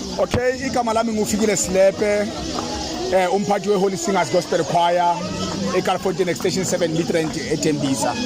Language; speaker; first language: Zulu; non-native, local second language; Swati